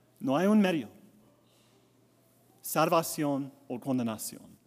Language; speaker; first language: Spanish; non-native, learner; English